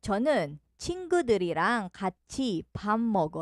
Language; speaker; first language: Korean; non-native, learner; Filipino